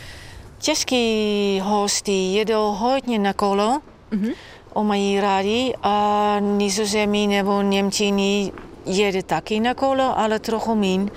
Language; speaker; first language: Czech; non-native, learner; Dutch